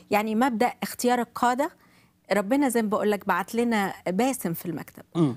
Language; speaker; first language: Arabic; native; Arabic